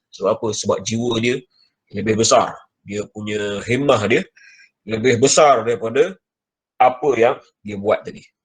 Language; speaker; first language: Malay; native; Malay